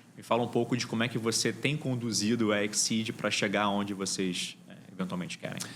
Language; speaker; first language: Portuguese; native; Portuguese